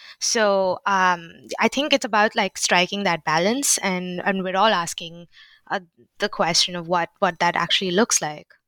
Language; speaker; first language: English; non-native, local second language; Hindi